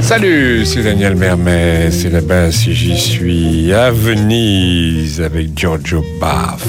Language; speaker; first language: French; native; French